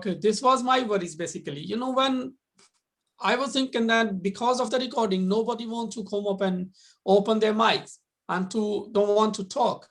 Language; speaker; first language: English; non-native, local second language; Arabic